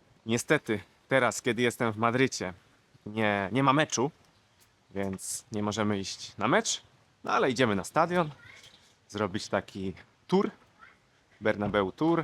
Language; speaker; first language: Polish; native; Polish